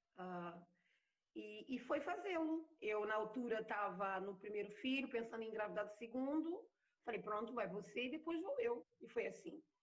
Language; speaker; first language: Portuguese; native; Portuguese